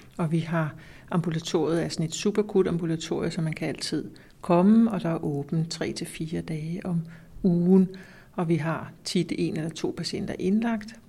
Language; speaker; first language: Danish; native; Danish